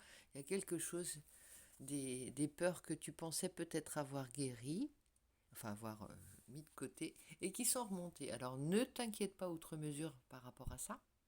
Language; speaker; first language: French; native; French